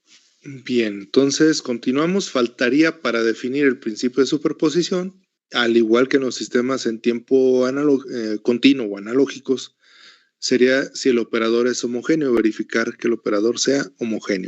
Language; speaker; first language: Spanish; native; Spanish